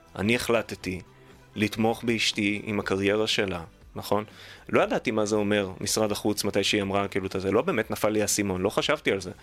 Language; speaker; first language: Hebrew; native; Hebrew